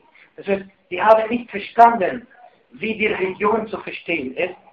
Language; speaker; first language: German; non-native, fluent; Arabic